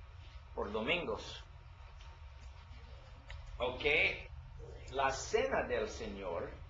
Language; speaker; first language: Spanish; non-native, learner; English